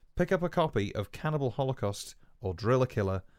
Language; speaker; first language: English; non-native, local second language; Welsh